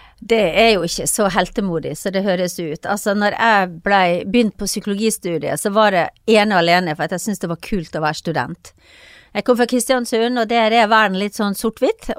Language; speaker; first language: Norwegian; native; Norwegian